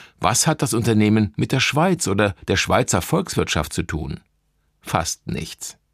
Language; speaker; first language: German; native; German